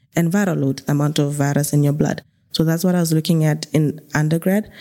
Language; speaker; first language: English; non-native, local second language; Tswana